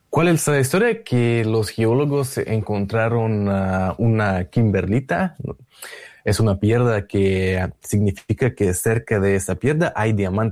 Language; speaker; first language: Spanish; non-native, learner; Russian